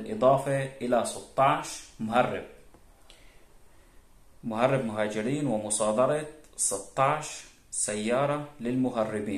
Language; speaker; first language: Arabic; native; Arabic